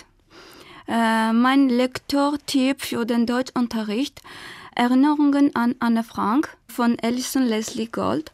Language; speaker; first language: German; non-native, fluent; Armenian